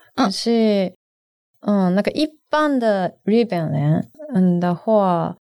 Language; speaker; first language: Chinese; non-native, learner; Japanese